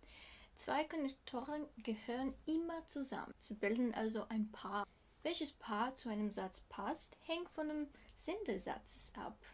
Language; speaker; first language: German; non-native, fluent; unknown